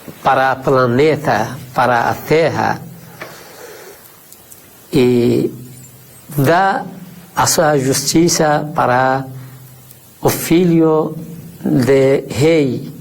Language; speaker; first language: Portuguese; non-native, fluent; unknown